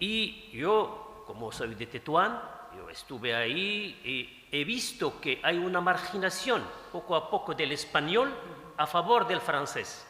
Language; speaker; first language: Spanish; non-native, fluent; Arabic